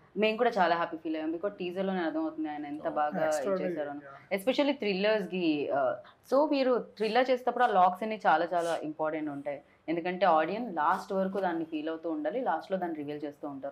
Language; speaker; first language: Telugu; native; Telugu